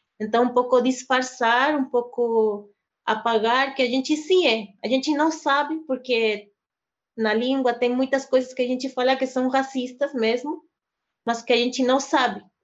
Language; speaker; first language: Portuguese; non-native, fluent; Spanish